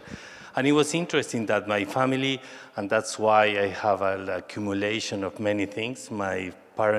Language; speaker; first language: English; non-native, fluent; Spanish